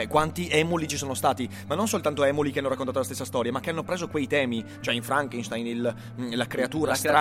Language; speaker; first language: Italian; native; Italian